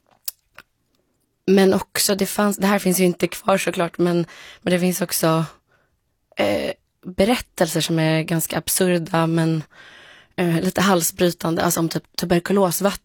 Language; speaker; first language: Swedish; early bilingual, other home language; Polish